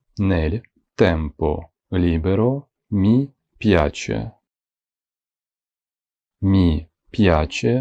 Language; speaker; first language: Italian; non-native, fluent; Ukrainian